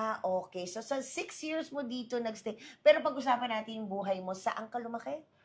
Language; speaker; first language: Filipino; native; Filipino